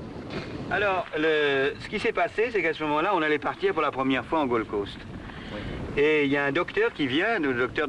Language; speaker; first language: French; native; French